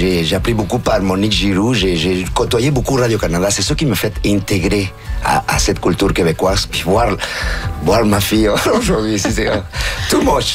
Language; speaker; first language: French; non-native, fluent; Spanish